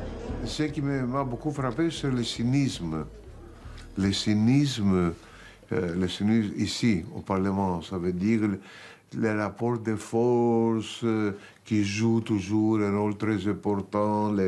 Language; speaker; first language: French; non-native, fluent; Greek